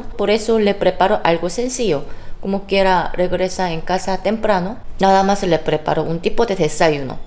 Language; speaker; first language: Spanish; non-native, fluent; Korean